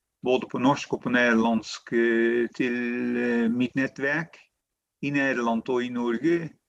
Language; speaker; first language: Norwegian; non-native, fluent; Dutch